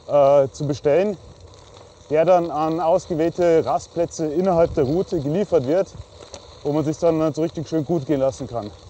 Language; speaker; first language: German; native; German